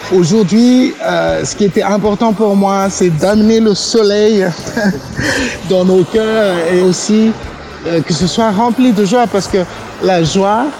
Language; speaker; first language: French; non-native, local second language; Malagasy